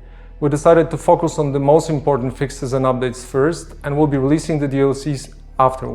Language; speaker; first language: English; non-native, fluent; Polish